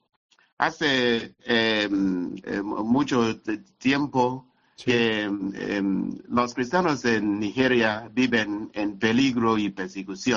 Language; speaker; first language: Spanish; non-native, fluent; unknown